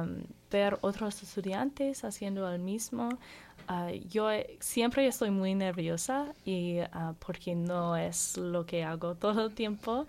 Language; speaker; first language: Spanish; non-native, learner; English